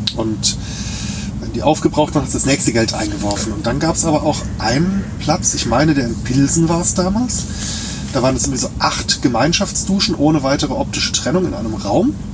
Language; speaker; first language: German; native; German